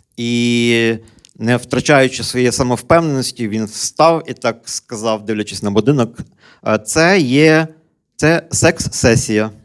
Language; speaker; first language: Ukrainian; native; Ukrainian